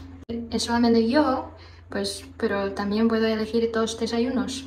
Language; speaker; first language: Spanish; non-native, fluent; Chinese